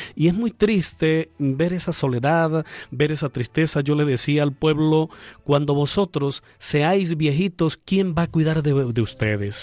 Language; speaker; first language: Spanish; native; Spanish